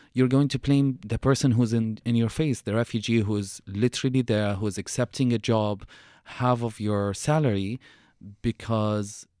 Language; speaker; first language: English; non-native, fluent; Arabic